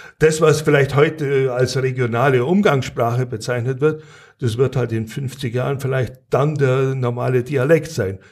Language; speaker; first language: German; native; German